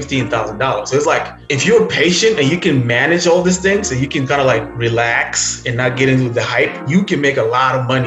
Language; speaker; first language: English; non-native, fluent; Arabic